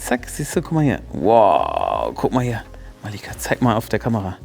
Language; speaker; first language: German; native; German